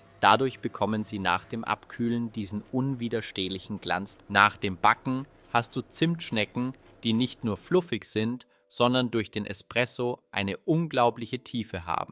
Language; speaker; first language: German; native; German